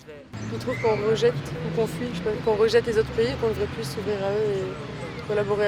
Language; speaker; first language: French; native; French